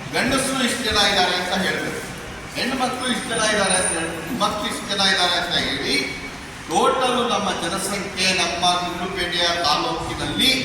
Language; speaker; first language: Kannada; non-native, local second language; Marathi